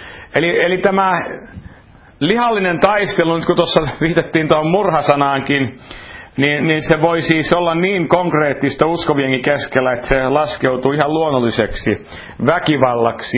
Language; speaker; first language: Finnish; native; Finnish